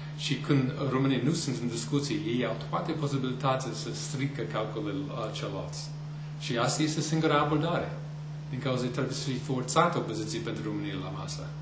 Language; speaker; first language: Romanian; non-native, fluent; English